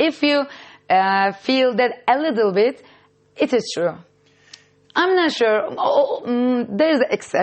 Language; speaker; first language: English; non-native, fluent; Turkish